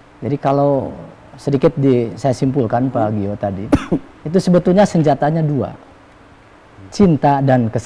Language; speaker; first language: Indonesian; native; Indonesian